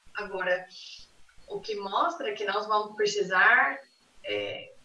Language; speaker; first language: Portuguese; non-native, fluent; English